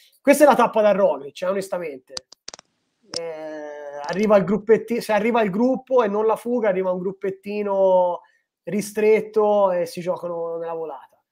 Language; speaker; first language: Italian; native; Italian